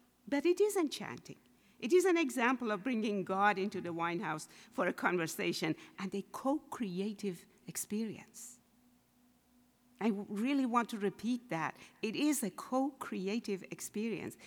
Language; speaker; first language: English; non-native, fluent; Persian